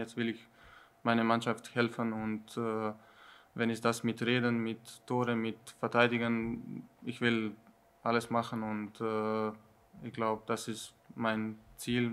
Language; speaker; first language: German; non-native, learner; Slovenian